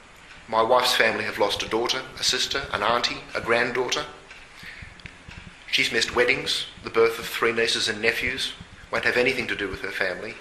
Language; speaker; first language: English; native; English